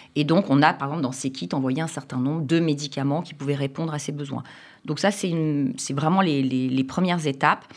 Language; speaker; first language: French; native; French